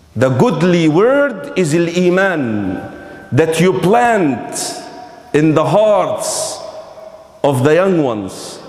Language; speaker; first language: English; non-native, fluent; Arabic